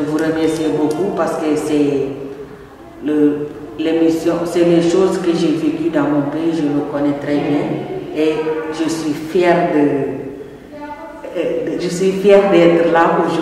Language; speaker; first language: French; non-native, fluent; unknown